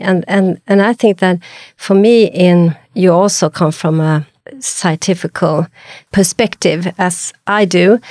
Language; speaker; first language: English; non-native, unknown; Swedish